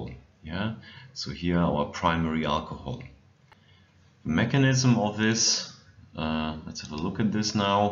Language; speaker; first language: English; non-native, fluent; German